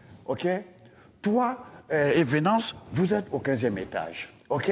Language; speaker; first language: French; non-native, local second language; Dyula